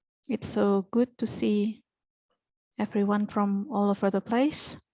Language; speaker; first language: English; non-native, fluent; Indonesian